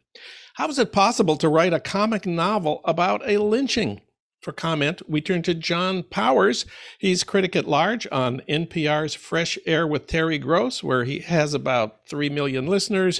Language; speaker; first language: English; native; English